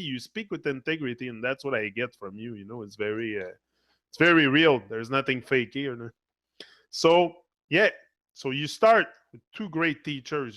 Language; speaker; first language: English; non-native, fluent; French